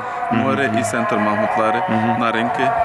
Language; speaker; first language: Russian; non-native, learner; Turkish